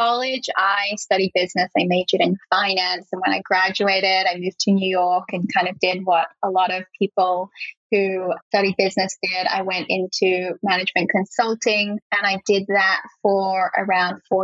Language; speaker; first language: English; native; English